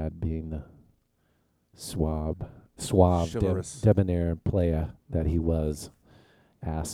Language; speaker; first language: English; native; English